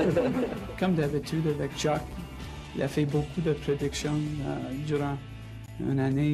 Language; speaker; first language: French; non-native, learner; English